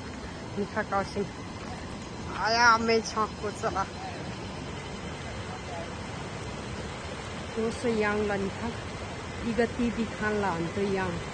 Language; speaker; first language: Chinese; non-native, learner; Nepali